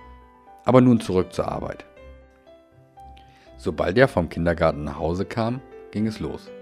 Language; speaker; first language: German; native; German